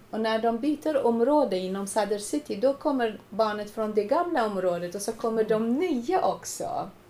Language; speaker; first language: Swedish; non-native, fluent; Arabic